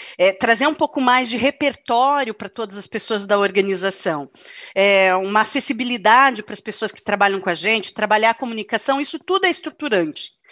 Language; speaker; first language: Portuguese; native; Portuguese